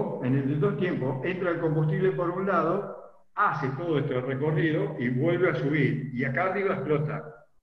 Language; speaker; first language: Spanish; native; Spanish